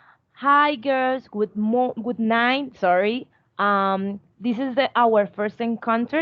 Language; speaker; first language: English; non-native, fluent; Spanish